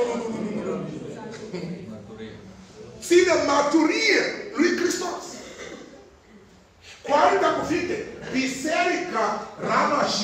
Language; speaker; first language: Romanian; non-native, fluent; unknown